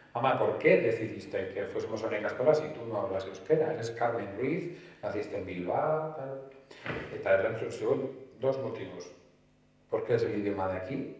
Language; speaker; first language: Spanish; native; Spanish